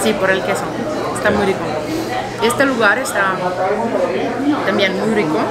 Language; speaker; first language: Spanish; non-native, learner; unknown